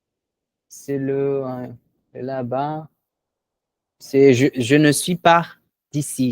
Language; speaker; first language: French; non-native, learner; Portuguese